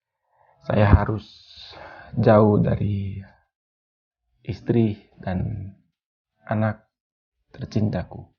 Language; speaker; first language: Indonesian; non-native, fluent; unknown